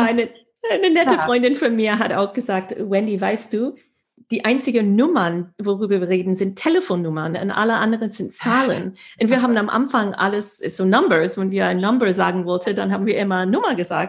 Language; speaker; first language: German; non-native, fluent; English